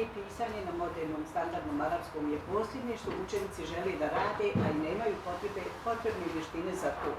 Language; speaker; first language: Bosnian; native; Bosnian